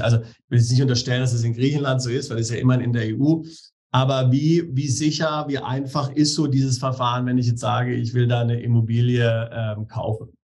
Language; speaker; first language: German; native; German